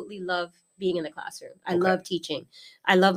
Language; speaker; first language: English; native; English